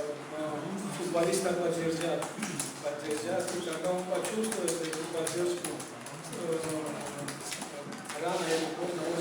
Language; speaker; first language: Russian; non-native, fluent; Georgian